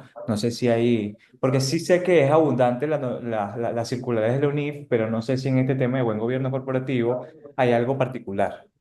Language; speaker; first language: Spanish; native; Spanish